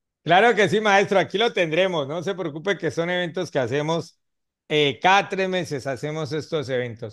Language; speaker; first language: Spanish; native; Spanish